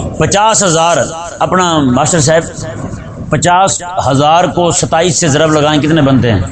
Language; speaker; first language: Urdu; non-native, local second language; Punjabi